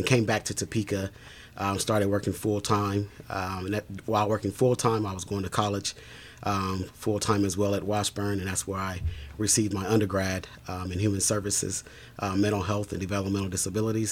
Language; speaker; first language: English; native; English